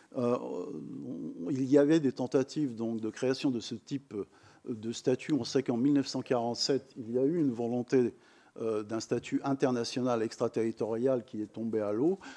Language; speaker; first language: French; non-native, fluent; Croatian